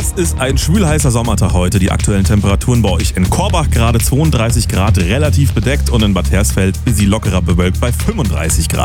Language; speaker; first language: German; native; German